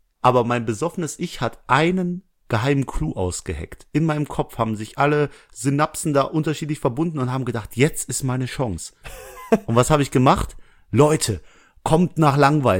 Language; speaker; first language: German; native; German